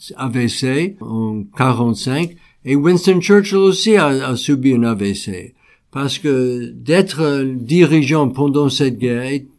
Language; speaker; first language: French; non-native, fluent; English